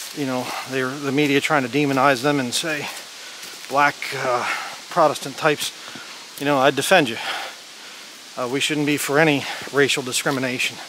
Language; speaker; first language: English; native; English